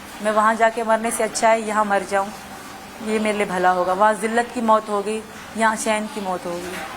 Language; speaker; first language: Urdu; non-native, local second language; Sindhi